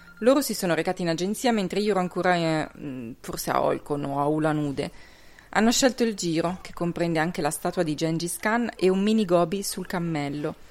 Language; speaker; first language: Italian; native; Italian